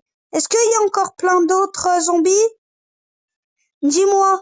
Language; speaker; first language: French; native; French